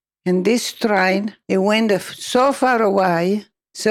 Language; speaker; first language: English; non-native, learner; Italian